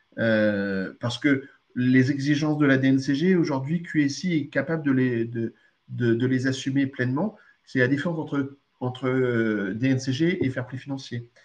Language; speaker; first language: French; early bilingual, other home language; Arabic